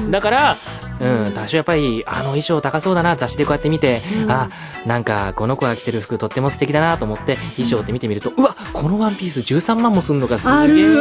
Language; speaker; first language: Japanese; native; Japanese